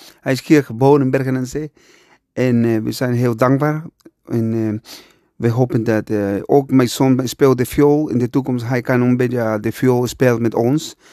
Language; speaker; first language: Dutch; non-native, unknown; Spanish